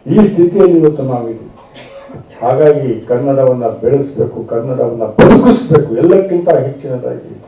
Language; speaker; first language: Kannada; native; Kannada